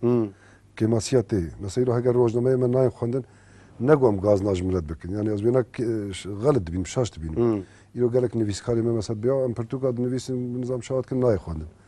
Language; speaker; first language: Kurdish; native; Kurdish